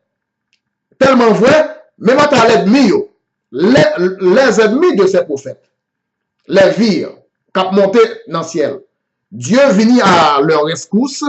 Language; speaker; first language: French; non-native, local second language; Haitian Creole